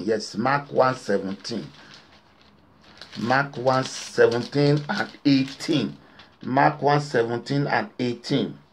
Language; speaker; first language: English; non-native, local second language; Yoruba